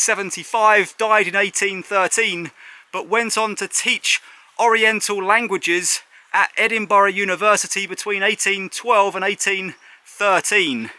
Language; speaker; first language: English; native; English